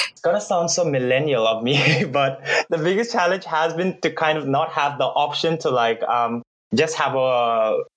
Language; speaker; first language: English; non-native, fluent; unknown